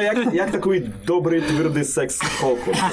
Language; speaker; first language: Czech; non-native, learner; Russian